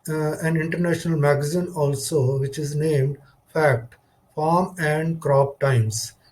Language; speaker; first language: English; non-native, local second language; Punjabi